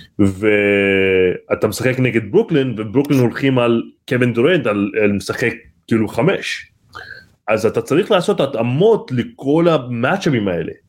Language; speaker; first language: Hebrew; non-native, local second language; Arabic